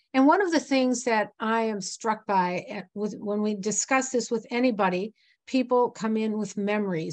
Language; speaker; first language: English; native; English